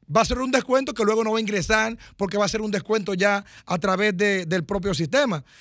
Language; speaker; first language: Spanish; native; Spanish